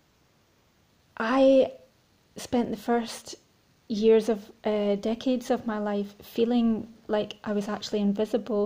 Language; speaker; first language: English; native; English